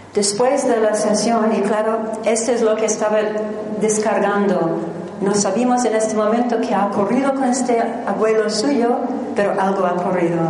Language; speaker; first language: Spanish; non-native, fluent; English